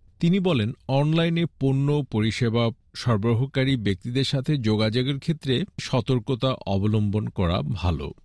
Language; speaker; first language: Bangla; native; Bangla